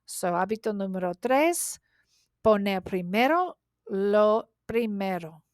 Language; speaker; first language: Spanish; non-native, learner; English